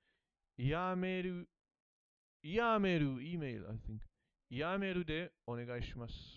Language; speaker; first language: Japanese; non-native, learner; English